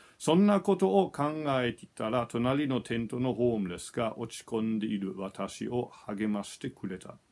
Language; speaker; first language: Japanese; non-native, fluent; German